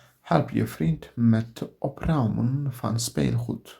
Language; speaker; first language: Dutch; non-native, learner; Turkish